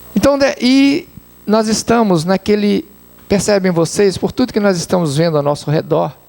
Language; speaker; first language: Portuguese; native; Portuguese